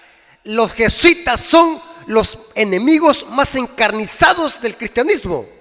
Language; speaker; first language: Spanish; native; Spanish